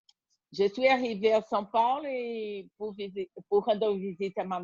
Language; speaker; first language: French; non-native, learner; Portuguese